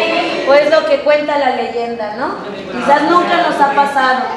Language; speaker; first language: Spanish; native; Spanish